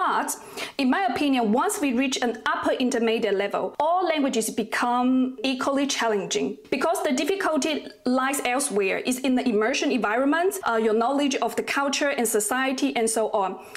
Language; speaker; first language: English; non-native, fluent; Chinese